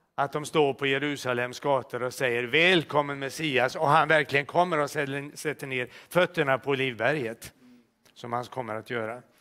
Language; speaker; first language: Swedish; native; Swedish